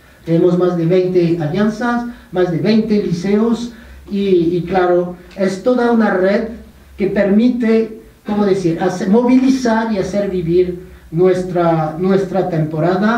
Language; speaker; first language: Spanish; non-native, fluent; French